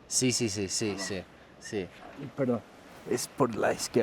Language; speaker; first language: Spanish; non-native, learner; English